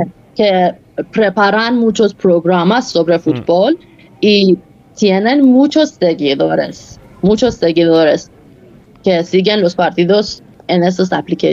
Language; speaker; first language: Spanish; non-native, learner; Persian